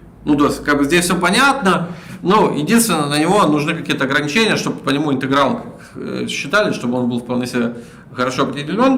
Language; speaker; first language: Russian; native; Russian